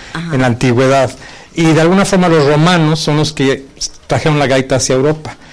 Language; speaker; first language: Spanish; early bilingual, heritage; Spanish